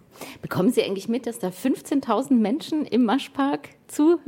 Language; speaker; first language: German; native; German